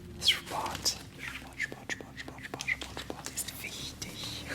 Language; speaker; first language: German; non-native, fluent; French